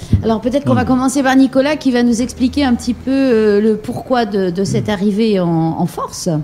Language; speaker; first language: French; native; French